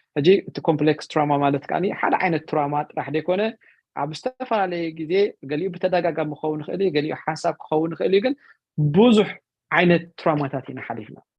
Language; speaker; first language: Tigrinya; native; Tigrinya